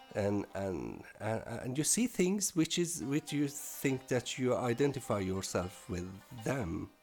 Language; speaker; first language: English; non-native, fluent; Persian